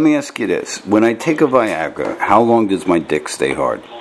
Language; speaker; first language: English; native; English